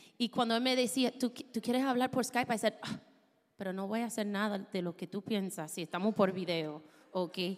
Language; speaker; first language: Spanish; non-native, fluent; English